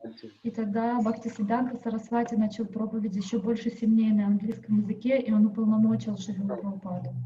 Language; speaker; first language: Russian; native; Russian